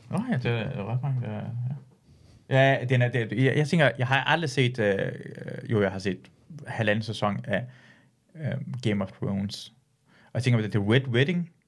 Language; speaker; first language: Danish; early bilingual, other home language; Persian